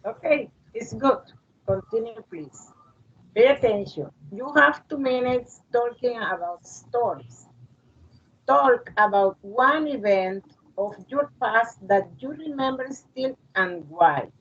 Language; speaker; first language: English; non-native, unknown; Spanish